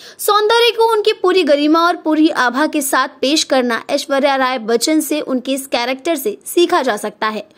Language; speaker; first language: Hindi; native; Hindi